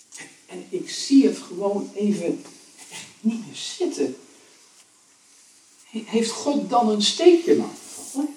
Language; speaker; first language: Dutch; native; Dutch